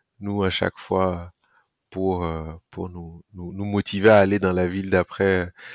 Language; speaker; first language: French; non-native, local second language; Mossi